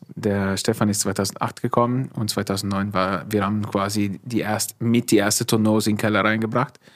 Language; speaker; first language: German; non-native, fluent; Italian